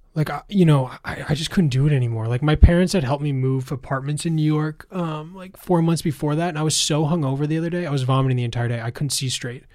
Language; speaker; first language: English; native; English